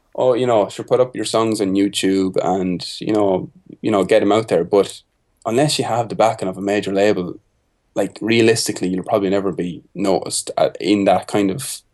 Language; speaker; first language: English; native; English